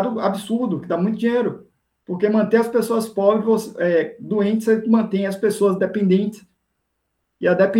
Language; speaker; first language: Portuguese; native; Portuguese